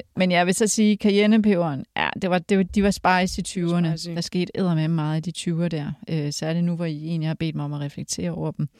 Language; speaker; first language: Danish; early bilingual, other home language; Polish